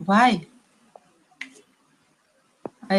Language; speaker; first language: English; non-native, learner; Russian